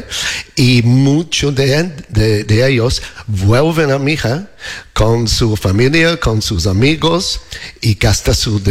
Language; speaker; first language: Spanish; non-native, learner; English